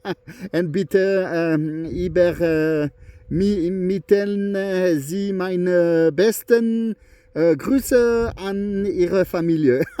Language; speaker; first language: German; non-native, learner; French